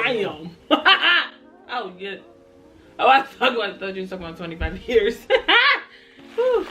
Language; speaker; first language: English; native; English